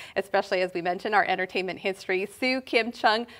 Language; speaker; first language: English; native; English